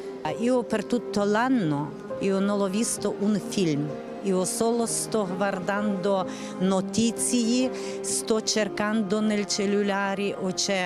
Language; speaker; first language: Italian; non-native, learner; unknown